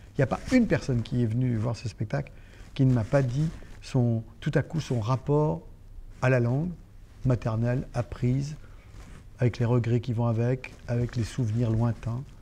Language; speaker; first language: French; non-native, local second language; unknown